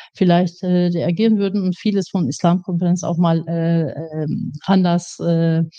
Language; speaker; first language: German; native; German